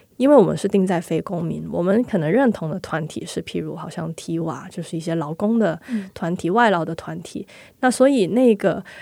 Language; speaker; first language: Chinese; non-native, local second language; Cantonese